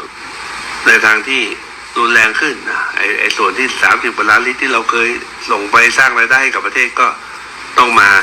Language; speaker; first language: Thai; native; Thai